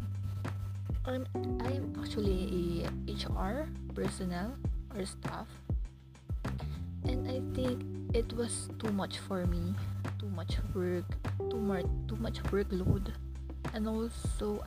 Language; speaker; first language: English; non-native, local second language; Filipino